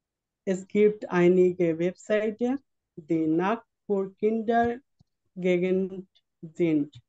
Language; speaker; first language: German; non-native, learner; Bangla